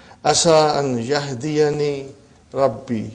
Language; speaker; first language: Arabic; non-native, fluent; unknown